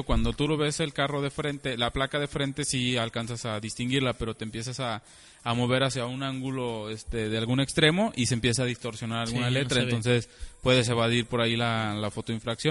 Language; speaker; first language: Spanish; native; Spanish